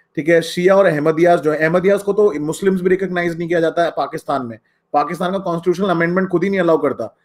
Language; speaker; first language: Hindi; native; Hindi